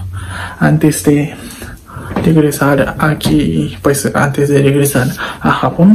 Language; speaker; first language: Spanish; non-native, learner; Japanese